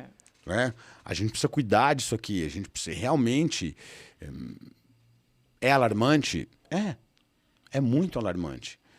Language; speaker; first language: Portuguese; native; Portuguese